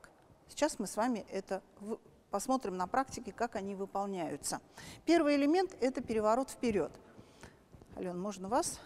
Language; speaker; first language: Russian; native; Russian